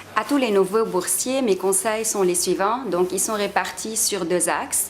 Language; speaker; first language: French; non-native, local second language; Arabic